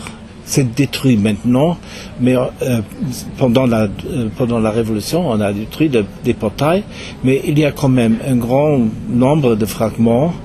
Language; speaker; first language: French; non-native, fluent; German